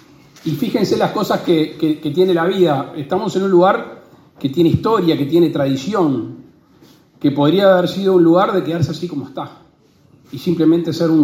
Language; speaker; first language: Spanish; native; Spanish